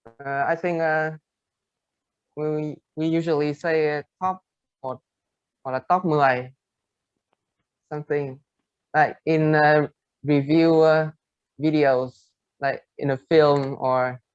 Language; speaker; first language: English; non-native, fluent; Vietnamese